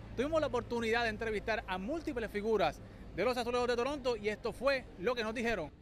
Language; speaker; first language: Spanish; native; Spanish